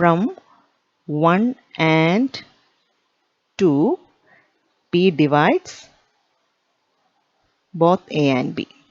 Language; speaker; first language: English; non-native, local second language; Malayalam